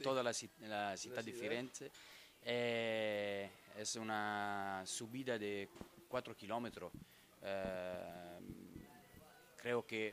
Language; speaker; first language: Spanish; non-native, learner; Italian